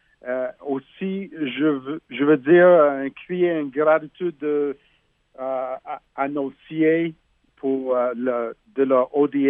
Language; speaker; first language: French; non-native, learner; English